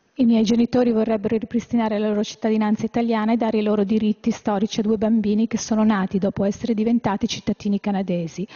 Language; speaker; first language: Italian; native; Italian